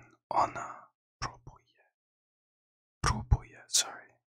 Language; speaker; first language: Polish; non-native, learner; English